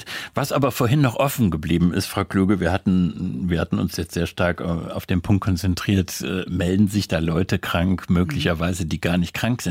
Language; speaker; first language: German; native; German